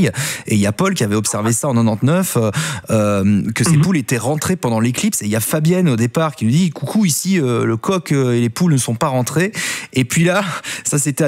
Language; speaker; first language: French; native; French